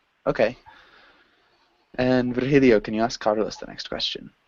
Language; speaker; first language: English; native; English